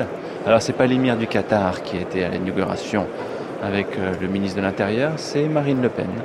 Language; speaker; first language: French; native; French